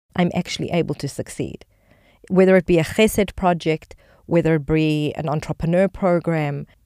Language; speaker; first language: English; native; English